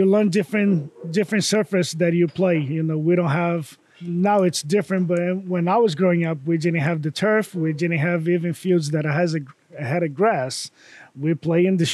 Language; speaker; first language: English; non-native, fluent; Portuguese